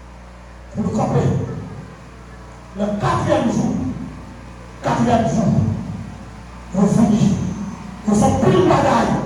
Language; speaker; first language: French; non-native, local second language; Haitian Creole